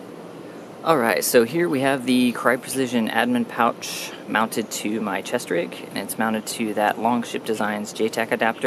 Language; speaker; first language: English; native; English